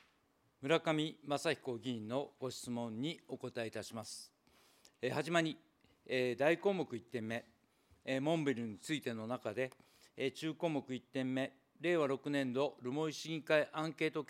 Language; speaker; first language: Japanese; native; Japanese